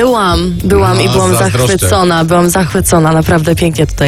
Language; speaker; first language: Polish; early bilingual, heritage; Polish